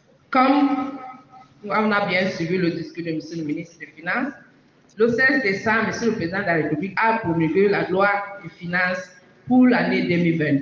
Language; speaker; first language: French; non-native, local second language; English